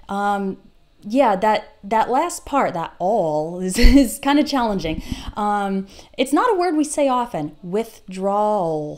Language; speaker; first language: English; native; English